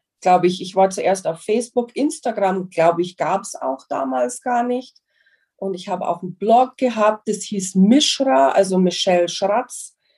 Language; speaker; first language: German; non-native, fluent; English